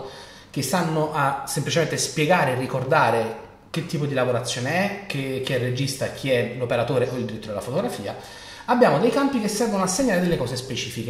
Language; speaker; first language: Italian; native; Italian